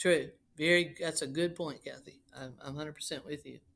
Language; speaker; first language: English; native; English